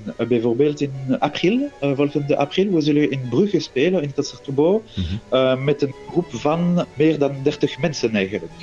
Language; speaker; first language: Dutch; non-native, local second language; French